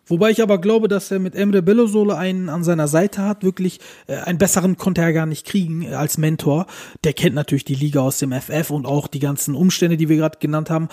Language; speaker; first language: German; early bilingual, other home language; Turkish